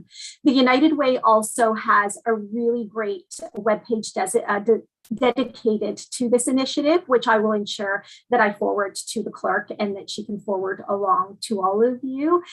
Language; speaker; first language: English; native; English